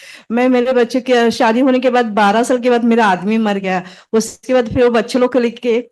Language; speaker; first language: Hindi; native; Hindi